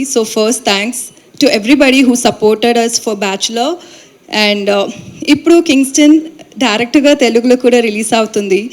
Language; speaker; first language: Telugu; non-native, learner; Tamil